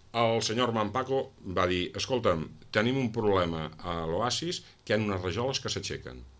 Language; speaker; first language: Catalan; non-native, local second language; Spanish